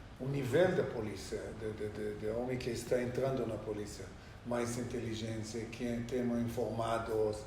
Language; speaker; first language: Portuguese; non-native, learner; Hebrew